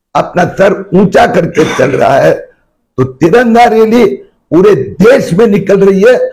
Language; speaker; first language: Hindi; non-native, local second language; Marathi